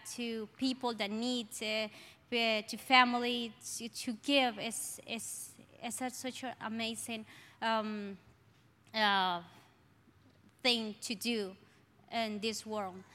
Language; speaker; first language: English; non-native, learner; Spanish